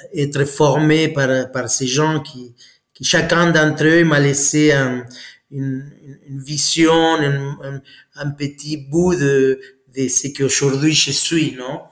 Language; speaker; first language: French; non-native, fluent; Spanish